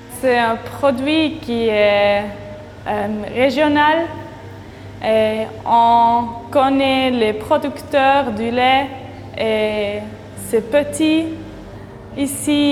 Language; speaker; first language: French; non-native, local second language; German